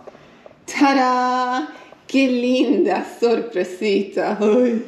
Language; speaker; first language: Spanish; non-native, fluent; English